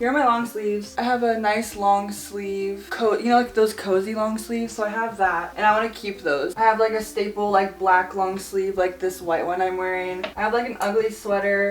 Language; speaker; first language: English; native; English